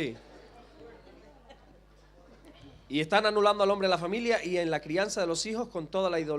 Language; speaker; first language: Spanish; native; Spanish